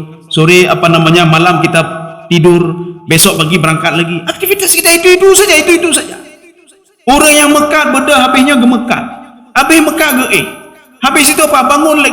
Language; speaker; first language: Indonesian; native; Indonesian